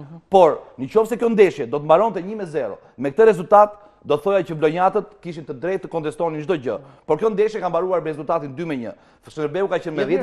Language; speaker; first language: Albanian; native; Albanian